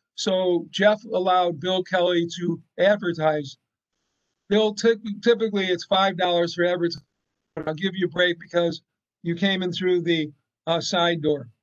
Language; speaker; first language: English; native; English